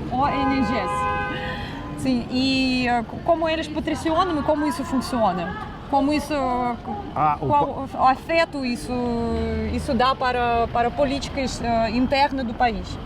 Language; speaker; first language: Portuguese; non-native, fluent; Russian